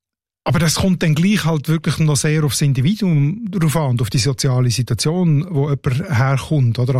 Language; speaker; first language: German; native; German